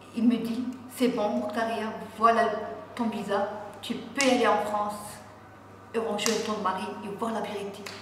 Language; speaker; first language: French; non-native, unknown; Arabic